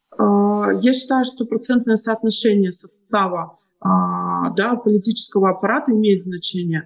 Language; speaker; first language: Russian; native; Russian